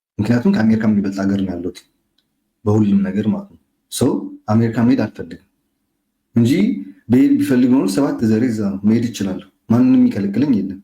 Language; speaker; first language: Amharic; non-native, local second language; Tigrinya